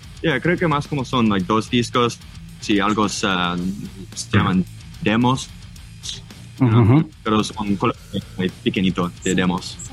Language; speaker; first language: Spanish; non-native, learner; English